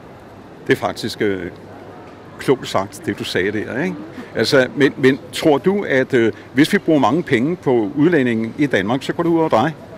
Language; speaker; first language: Danish; native; Danish